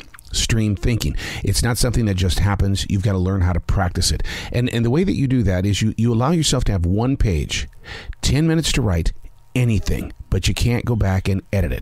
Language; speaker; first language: English; native; English